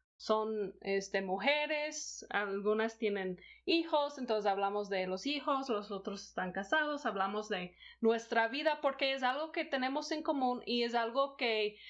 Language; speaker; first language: Spanish; non-native, fluent; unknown